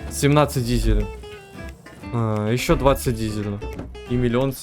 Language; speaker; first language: Russian; native; Russian